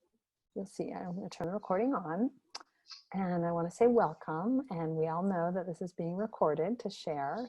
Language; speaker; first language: English; non-native, fluent; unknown